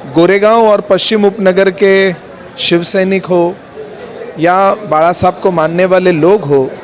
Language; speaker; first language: Hindi; non-native, local second language; Marathi